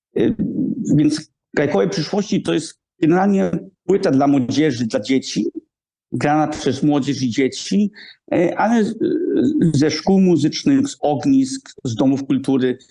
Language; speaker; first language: Polish; early bilingual, heritage; Polish